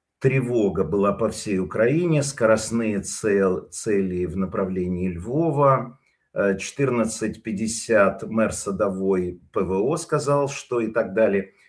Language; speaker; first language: Russian; native; Russian